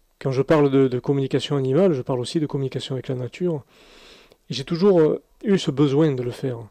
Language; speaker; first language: French; native; French